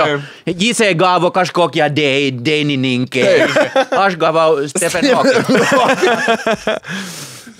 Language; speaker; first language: Lithuanian; non-native, learner; Finnish